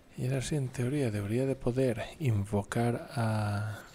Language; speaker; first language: Spanish; non-native, local second language; Catalan